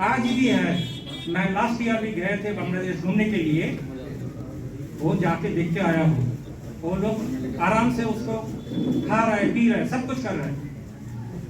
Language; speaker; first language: Hindi; non-native, learner; Bangla